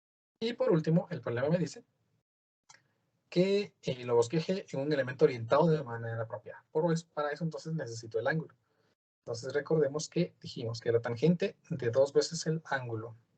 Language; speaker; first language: Spanish; native; Spanish